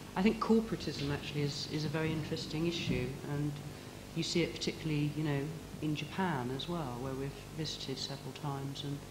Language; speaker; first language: English; native; English